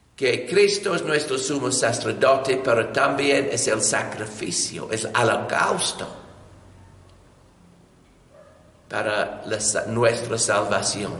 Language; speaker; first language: Spanish; non-native, learner; English